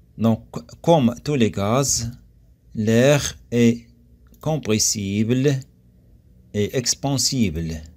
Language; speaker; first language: French; non-native, local second language; Arabic